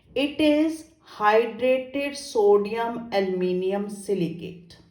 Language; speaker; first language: English; non-native, local second language; Punjabi